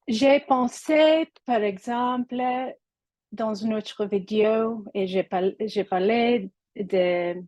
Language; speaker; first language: French; non-native, learner; English